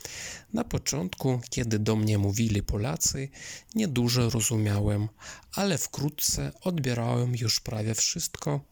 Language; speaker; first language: Polish; non-native, fluent; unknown